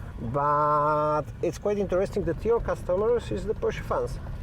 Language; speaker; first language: English; non-native, learner; Polish